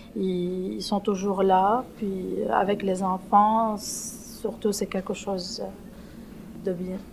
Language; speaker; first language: French; non-native, local second language; Arabic